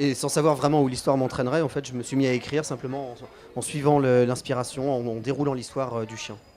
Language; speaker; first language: French; native; French